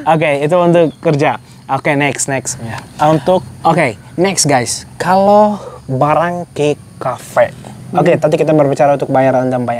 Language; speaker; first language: Indonesian; non-native, fluent; Arabic